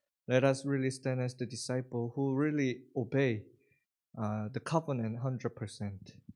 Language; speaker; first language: English; non-native, fluent; Korean